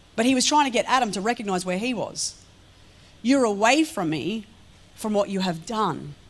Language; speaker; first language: English; native; English